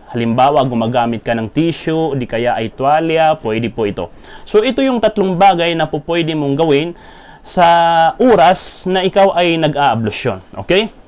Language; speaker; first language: Filipino; non-native, local second language; Maranao